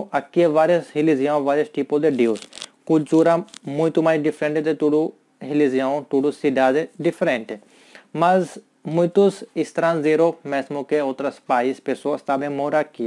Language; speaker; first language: Portuguese; non-native, learner; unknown